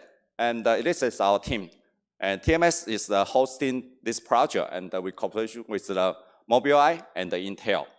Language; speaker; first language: English; non-native, learner; Chinese